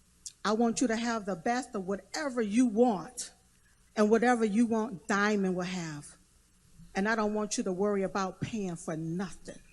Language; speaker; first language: English; native; English